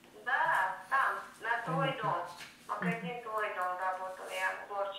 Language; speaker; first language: Russian; non-native, learner; Uzbek